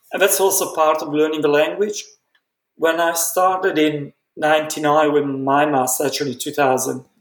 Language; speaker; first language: English; non-native, fluent; Italian